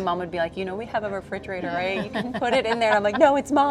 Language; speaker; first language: English; native; English